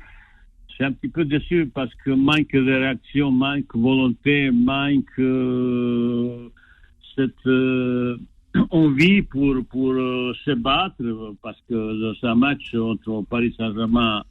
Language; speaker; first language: French; non-native, fluent; Bosnian